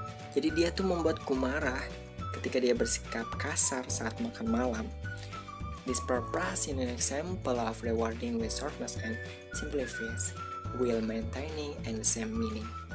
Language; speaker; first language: English; non-native, learner; Indonesian